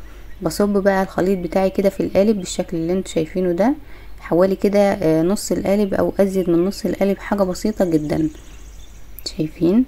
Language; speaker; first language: Arabic; native; Arabic